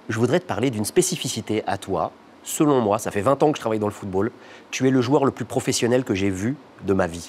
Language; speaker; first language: French; native; French